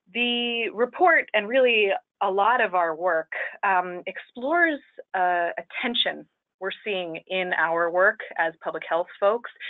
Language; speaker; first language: English; native; English